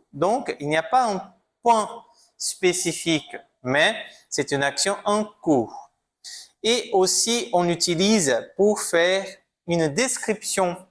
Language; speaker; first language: French; non-native, fluent; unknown